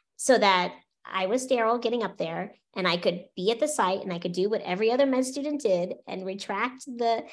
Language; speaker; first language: English; native; English